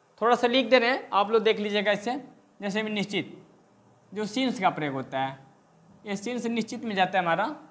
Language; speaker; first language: Hindi; native; Hindi